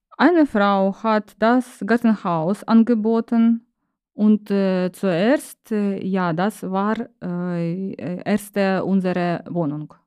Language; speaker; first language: German; non-native, learner; Ukrainian